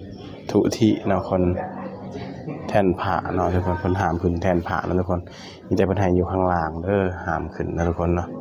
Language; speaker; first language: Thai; non-native, local second language; Northeastern Thai